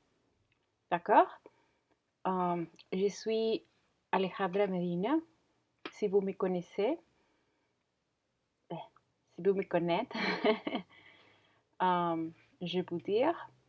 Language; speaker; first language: French; non-native, learner; Spanish